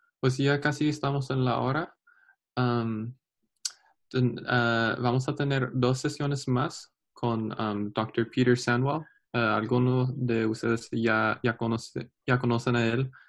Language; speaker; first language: Spanish; non-native, learner; English